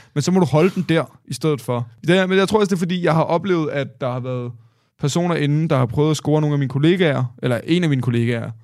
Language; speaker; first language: Danish; native; Danish